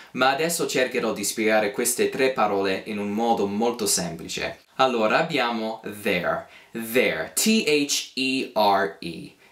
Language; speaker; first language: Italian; non-native, fluent; English